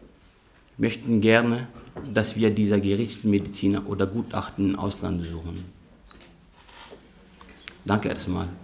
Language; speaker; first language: German; non-native, fluent; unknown